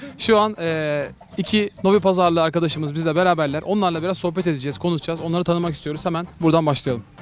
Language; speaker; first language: Turkish; native; Turkish